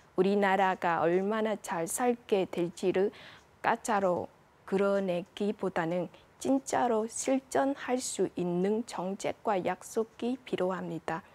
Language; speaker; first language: Korean; non-native, fluent; Vietnamese